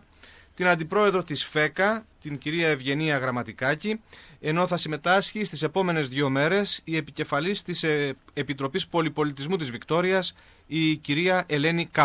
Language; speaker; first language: Greek; native; Greek